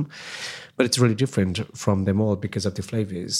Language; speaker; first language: English; non-native, local second language; Nepali